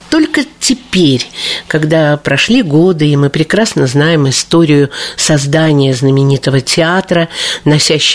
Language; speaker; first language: Russian; native; Russian